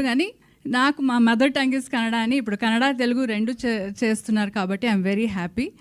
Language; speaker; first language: Telugu; non-native, local second language; Kannada